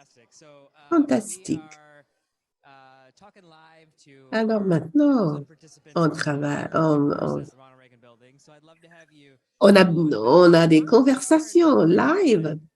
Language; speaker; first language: French; non-native, fluent; English